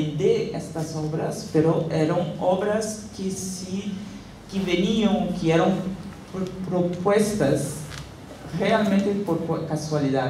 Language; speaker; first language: Spanish; non-native, fluent; Portuguese